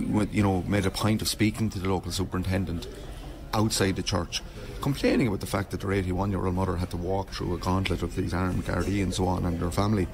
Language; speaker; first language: English; native; English